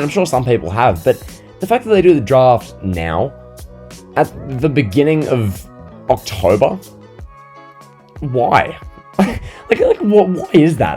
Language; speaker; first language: English; native; English